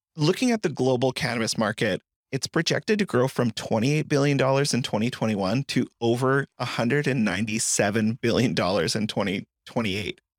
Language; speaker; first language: English; native; English